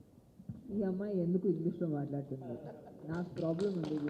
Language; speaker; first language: Telugu; non-native, local second language; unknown